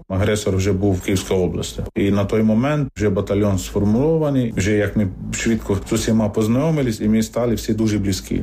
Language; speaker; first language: Ukrainian; non-native, fluent; Arabic